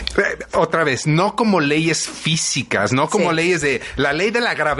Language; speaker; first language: Spanish; native; Spanish